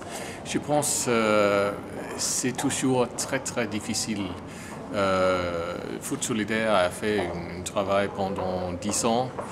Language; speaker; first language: French; non-native, learner; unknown